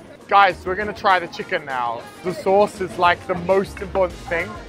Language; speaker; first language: English; native; English